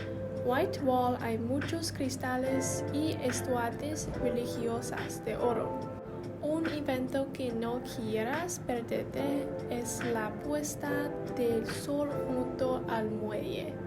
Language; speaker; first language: Spanish; non-native, learner; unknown